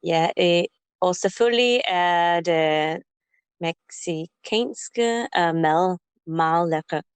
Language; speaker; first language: Danish; non-native, learner; English